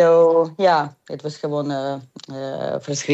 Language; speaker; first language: Dutch; non-native, learner; Ukrainian